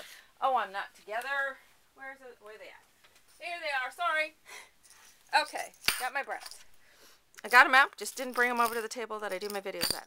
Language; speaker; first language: English; native; English